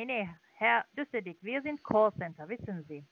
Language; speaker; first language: German; non-native, learner; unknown